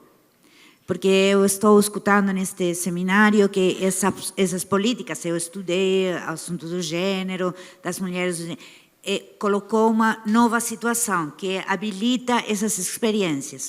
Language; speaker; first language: Portuguese; non-native, fluent; Spanish